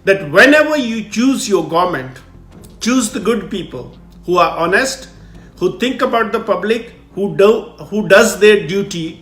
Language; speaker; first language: English; non-native, local second language; Punjabi